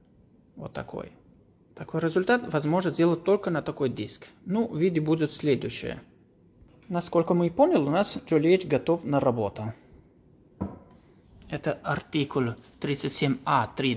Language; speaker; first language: Russian; non-native, learner; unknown